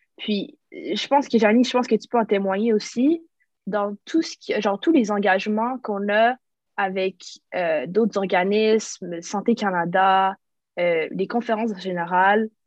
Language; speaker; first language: French; native; French